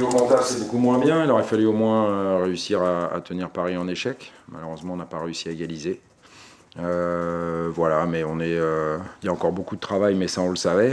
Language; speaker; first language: French; native; French